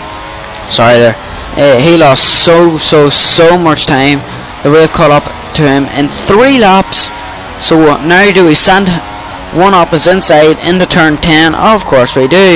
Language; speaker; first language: English; native; English